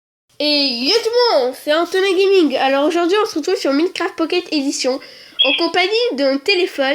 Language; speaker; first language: French; native; French